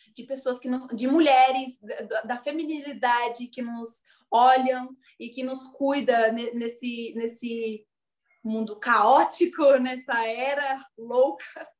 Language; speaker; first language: Portuguese; native; Portuguese